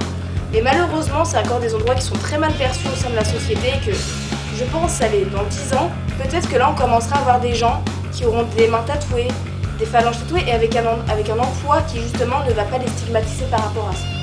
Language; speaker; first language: French; native; French